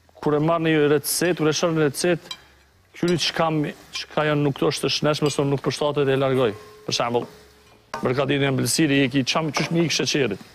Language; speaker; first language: Albanian; early bilingual, heritage; Albanian